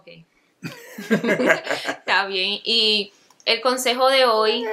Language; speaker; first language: Spanish; native; Spanish